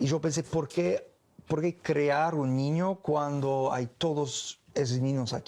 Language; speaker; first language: Spanish; non-native, learner; English